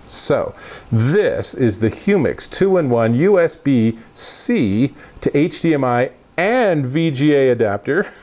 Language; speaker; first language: English; native; English